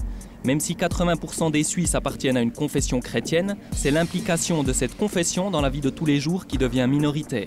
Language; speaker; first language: French; native; French